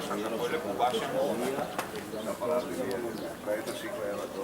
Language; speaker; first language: Italian; native; Italian